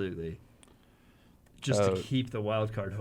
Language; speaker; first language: English; native; English